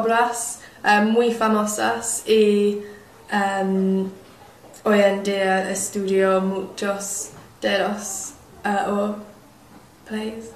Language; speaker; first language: Spanish; non-native, learner; English